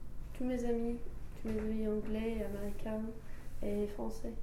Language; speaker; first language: French; non-native, fluent; English